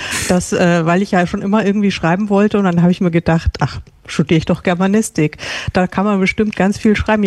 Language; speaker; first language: German; native; German